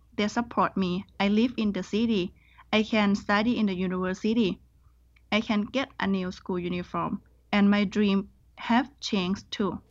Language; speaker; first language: English; non-native, learner; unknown